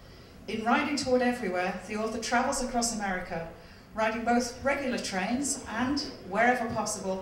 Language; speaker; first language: English; native; English